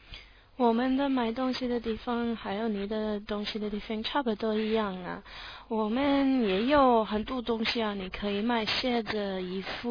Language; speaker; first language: Chinese; non-native, learner; English